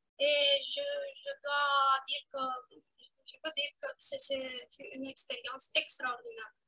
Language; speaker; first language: French; non-native, fluent; Romanian